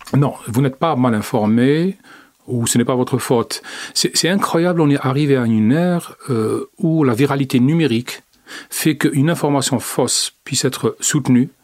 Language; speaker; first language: French; non-native, local second language; Arabic